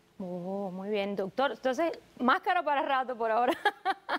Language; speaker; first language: Spanish; native; Spanish